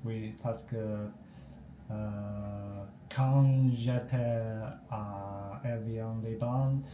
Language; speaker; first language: French; non-native, learner; Chinese